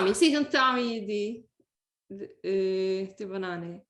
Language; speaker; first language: Italian; non-native, learner; English